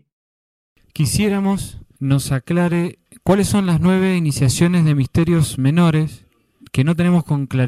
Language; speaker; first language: Spanish; native; Spanish